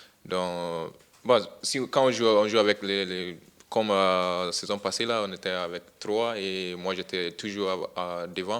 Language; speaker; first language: French; non-native, fluent; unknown